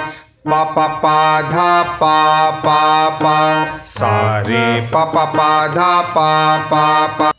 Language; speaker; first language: Hindi; native; Hindi